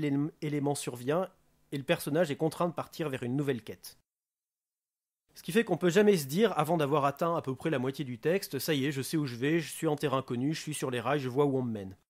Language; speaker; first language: French; native; French